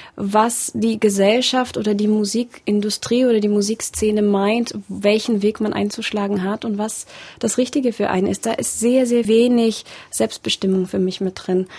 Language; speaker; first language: German; early bilingual, other home language; Russian